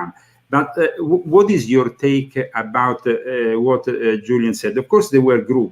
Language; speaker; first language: English; non-native, fluent; Italian